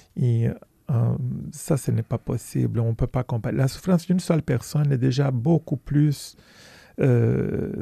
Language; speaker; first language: French; non-native, fluent; Portuguese